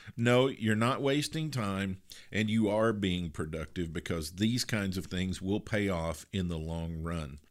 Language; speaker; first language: English; native; English